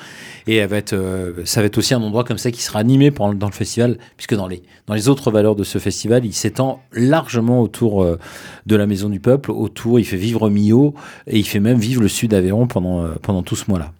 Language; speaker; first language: French; native; French